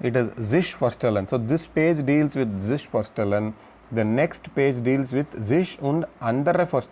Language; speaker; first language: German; non-native, learner; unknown